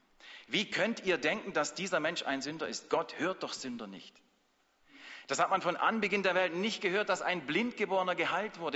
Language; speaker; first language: German; native; German